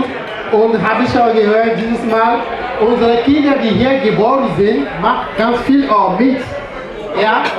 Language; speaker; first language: German; non-native, fluent; French